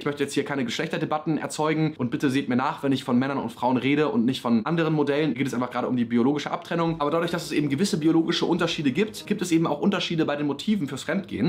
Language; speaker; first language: German; native; German